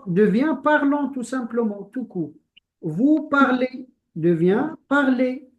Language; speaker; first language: French; non-native, local second language; Arabic